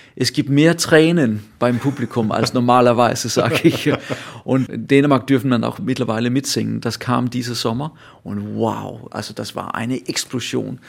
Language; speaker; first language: German; non-native, learner; Danish